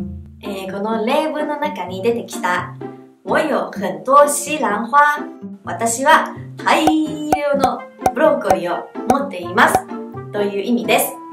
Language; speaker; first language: Japanese; non-native, fluent; Chinese